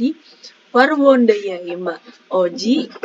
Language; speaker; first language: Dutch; non-native, fluent; Indonesian